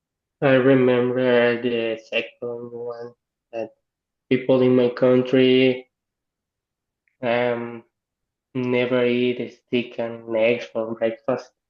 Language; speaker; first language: English; non-native, learner; Spanish